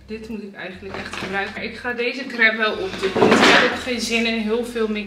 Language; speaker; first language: Dutch; native; Dutch